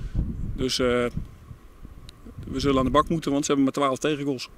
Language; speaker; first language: Dutch; native; Dutch